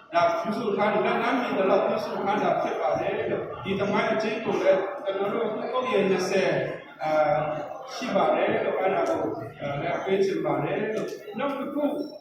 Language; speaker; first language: Burmese; non-native, local second language; Kachin